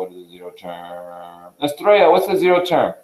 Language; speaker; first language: English; native; English